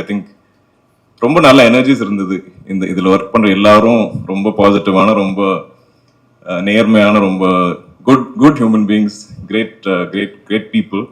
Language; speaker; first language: Tamil; non-native, local second language; Malayalam